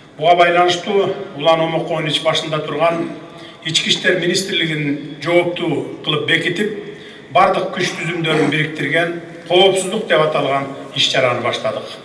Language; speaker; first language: Kyrgyz; native; Kyrgyz